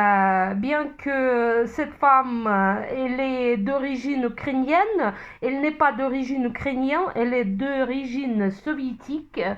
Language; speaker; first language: French; non-native, fluent; Russian